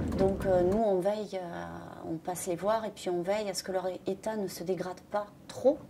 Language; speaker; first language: French; native; French